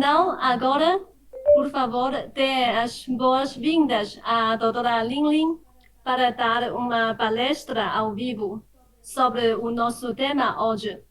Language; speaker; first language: Portuguese; non-native, fluent; Chinese